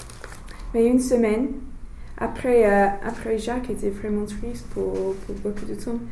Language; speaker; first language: French; non-native, learner; English